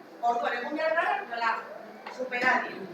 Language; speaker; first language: Basque; non-native, local second language; Spanish